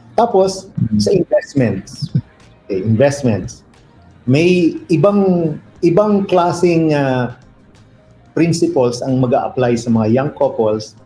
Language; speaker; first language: Filipino; non-native, local second language; Iloko